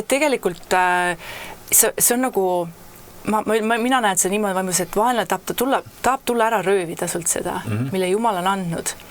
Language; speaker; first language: Estonian; native; Estonian